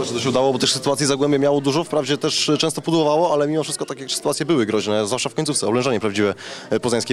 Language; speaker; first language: Polish; native; Polish